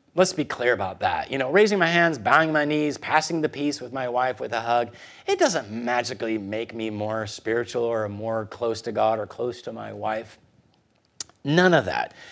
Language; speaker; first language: English; early bilingual, other home language; Spanish